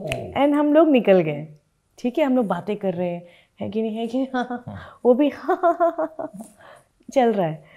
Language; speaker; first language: Hindi; native; Hindi